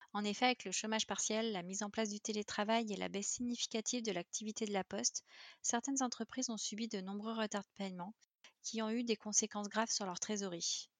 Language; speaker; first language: French; native; French